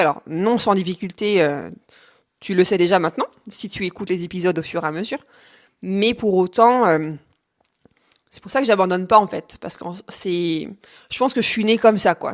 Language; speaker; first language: French; native; French